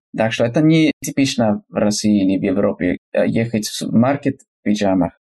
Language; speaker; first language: Russian; non-native, fluent; Spanish